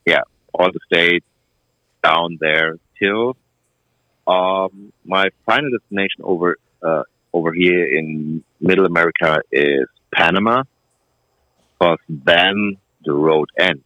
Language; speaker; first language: English; non-native, fluent; German